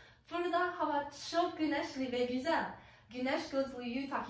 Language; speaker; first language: Turkish; non-native, learner; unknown